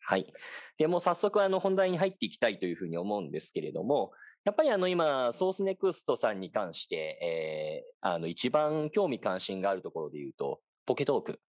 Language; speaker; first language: Japanese; native; Japanese